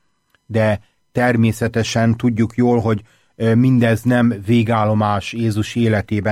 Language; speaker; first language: Hungarian; native; Hungarian